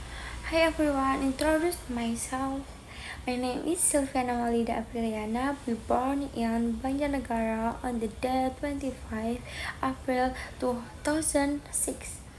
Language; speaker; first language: English; non-native, learner; Indonesian